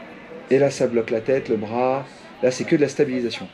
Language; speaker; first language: French; native; French